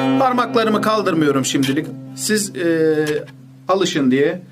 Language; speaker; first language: Turkish; native; Turkish